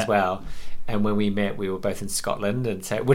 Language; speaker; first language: English; native; English